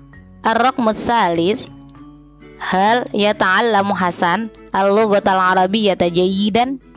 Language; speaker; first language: Arabic; non-native, fluent; Indonesian